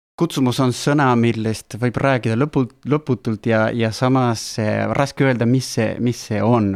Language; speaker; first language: Estonian; non-native, fluent; Spanish